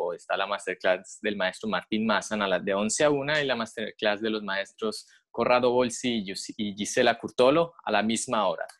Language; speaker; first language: Spanish; native; Spanish